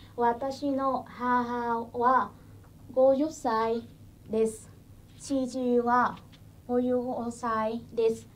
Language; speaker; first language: Japanese; non-native, fluent; Vietnamese